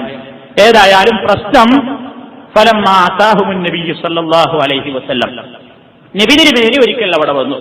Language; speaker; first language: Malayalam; native; Malayalam